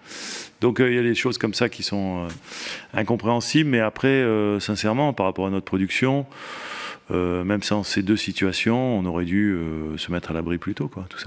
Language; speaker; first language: French; native; French